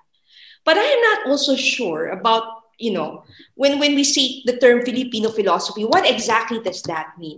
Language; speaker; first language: English; non-native, local second language; Filipino